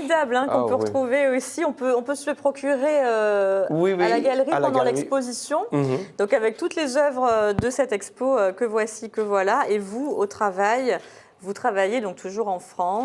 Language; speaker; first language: French; native; French